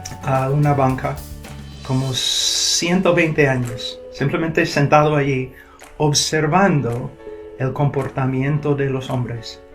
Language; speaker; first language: Spanish; non-native, fluent; English